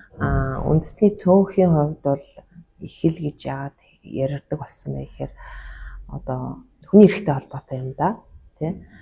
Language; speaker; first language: Mongolian; non-native, local second language; Kazakh